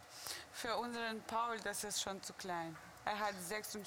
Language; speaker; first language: German; non-native, fluent; Russian